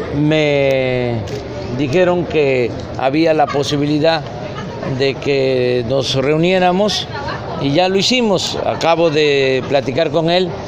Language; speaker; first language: Spanish; native; Spanish